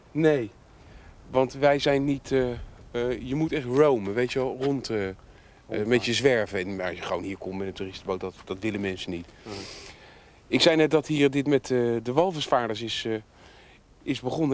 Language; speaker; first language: Dutch; native; Dutch